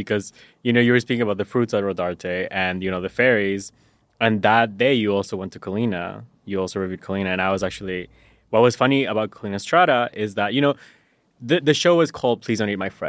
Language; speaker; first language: English; non-native, fluent; Spanish